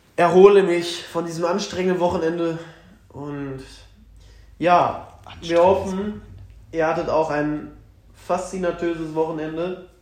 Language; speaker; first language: German; native; German